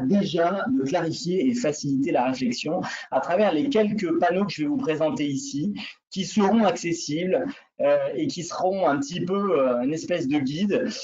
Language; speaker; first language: French; native; French